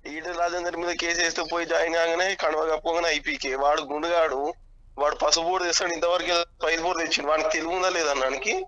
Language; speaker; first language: Telugu; native; Telugu